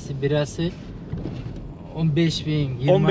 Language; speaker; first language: Turkish; non-native, learner; Kyrgyz